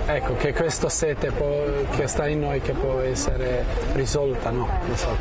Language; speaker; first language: Italian; non-native, fluent; Croatian